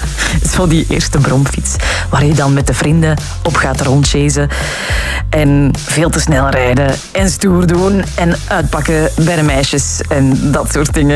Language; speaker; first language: Dutch; native; Dutch